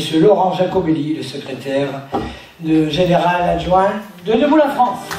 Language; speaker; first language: French; native; French